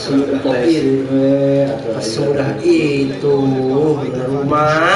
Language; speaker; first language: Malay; non-native, local second language; Sundanese